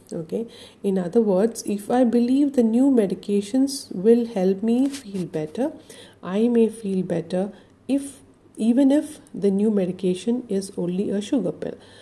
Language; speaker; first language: English; non-native, local second language; Malayalam